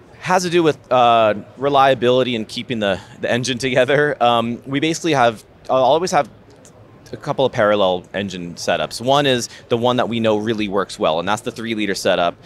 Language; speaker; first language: English; native; English